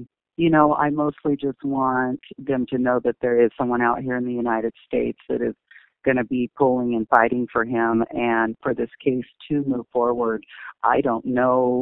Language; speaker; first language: English; native; English